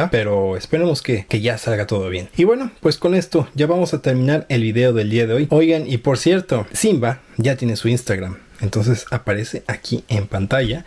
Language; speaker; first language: Spanish; native; Spanish